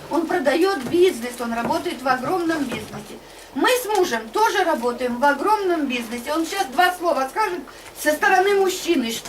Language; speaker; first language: Russian; non-native, local second language; Ukrainian